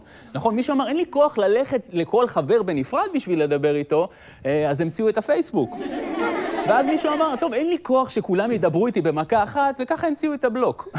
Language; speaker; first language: Hebrew; native; Hebrew